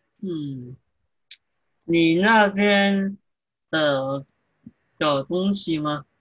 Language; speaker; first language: Chinese; early bilingual, heritage; English